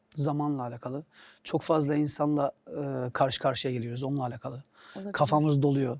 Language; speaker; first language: Turkish; native; Turkish